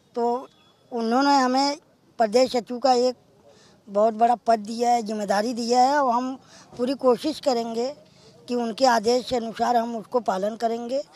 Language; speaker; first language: Hindi; native; Hindi